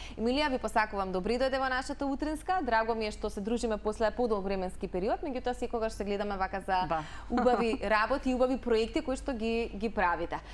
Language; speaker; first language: Macedonian; native; Macedonian